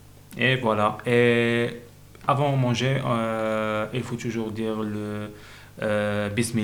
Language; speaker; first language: French; non-native, local second language; Arabic